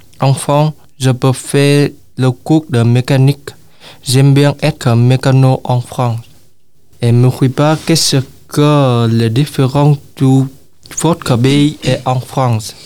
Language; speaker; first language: French; non-native, learner; Vietnamese